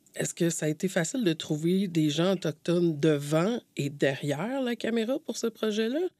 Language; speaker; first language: French; native; French